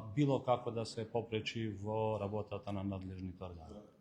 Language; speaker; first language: Macedonian; non-native, local second language; Albanian